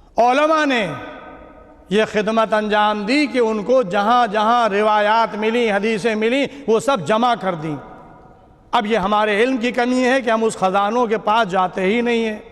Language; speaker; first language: Urdu; native; Urdu